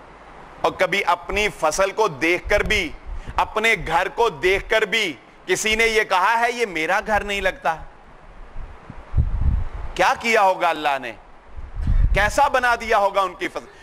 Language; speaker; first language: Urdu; non-native, local second language; Punjabi